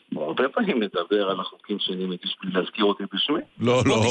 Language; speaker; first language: Hebrew; early bilingual, other home language; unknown